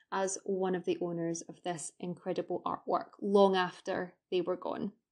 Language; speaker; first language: English; native; English